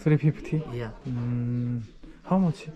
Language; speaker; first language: English; non-native, learner; Korean